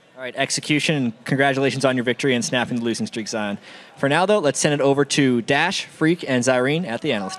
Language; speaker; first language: English; native; English